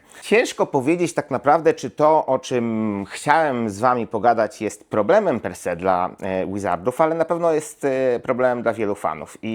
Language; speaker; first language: Polish; native; Polish